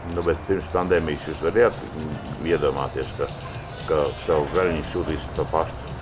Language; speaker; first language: Latvian; native; Latvian